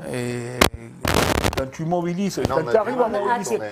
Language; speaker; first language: French; non-native, fluent; Spanish